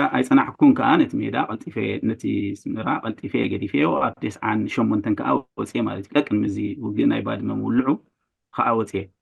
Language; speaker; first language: Tigrinya; native; Tigrinya